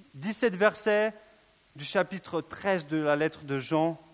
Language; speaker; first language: French; native; French